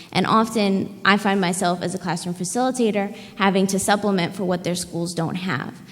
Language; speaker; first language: English; native; English